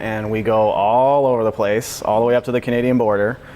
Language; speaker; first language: English; native; English